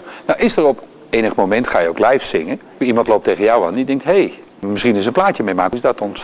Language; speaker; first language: Dutch; native; Dutch